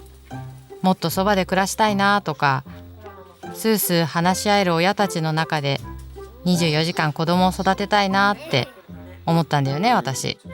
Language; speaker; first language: Japanese; native; Japanese